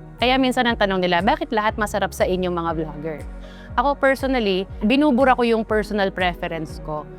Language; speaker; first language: Filipino; non-native, local second language; Pampanga